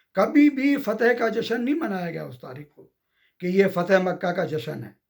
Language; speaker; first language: Urdu; native; Urdu